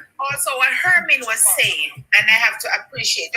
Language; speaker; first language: English; native; English